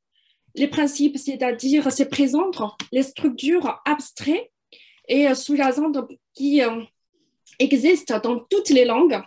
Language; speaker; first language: French; non-native, fluent; Chinese